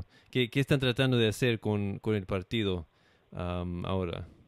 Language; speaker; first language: Spanish; non-native, learner; English